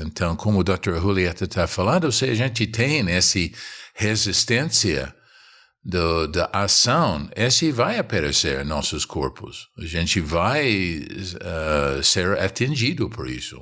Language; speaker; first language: Portuguese; non-native, fluent; English